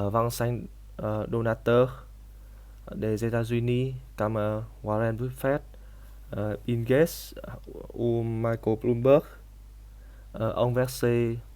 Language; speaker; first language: French; non-native, learner; Vietnamese